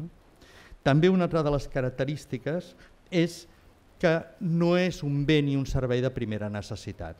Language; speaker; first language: Catalan; native; Catalan